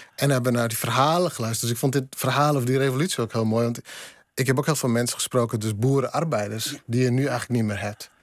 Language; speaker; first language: Dutch; non-native, local second language; Western Frisian